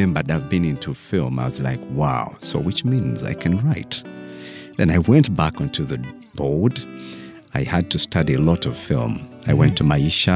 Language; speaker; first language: English; non-native, local second language; Nyankole